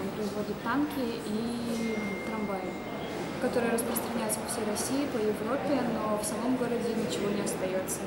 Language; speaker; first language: Russian; native; Russian